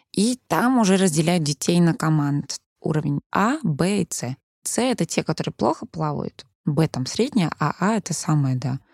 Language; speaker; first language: Russian; early bilingual, heritage; Danish